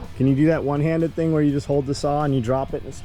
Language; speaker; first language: English; native; English